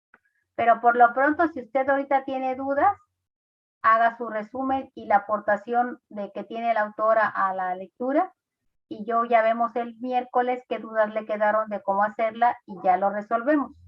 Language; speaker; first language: Spanish; native; Spanish